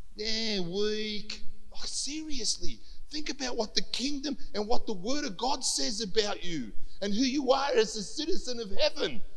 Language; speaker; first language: English; early bilingual, other home language; Greek